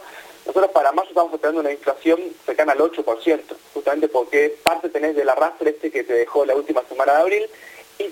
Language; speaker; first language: Spanish; native; Spanish